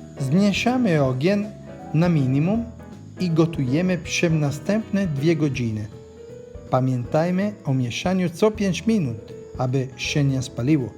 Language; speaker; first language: Polish; non-native, learner; Italian